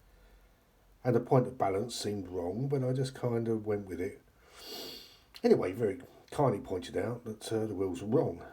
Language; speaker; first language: English; native; English